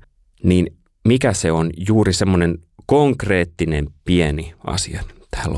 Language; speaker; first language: Finnish; native; Finnish